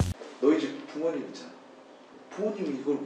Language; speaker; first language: Korean; native; Korean